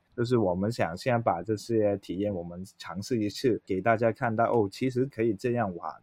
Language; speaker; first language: Chinese; non-native, local second language; Cantonese